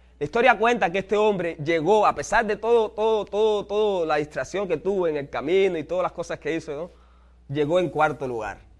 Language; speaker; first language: Spanish; native; Spanish